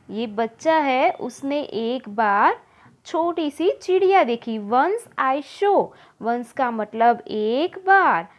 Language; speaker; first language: Hindi; non-native, local second language; Gujarati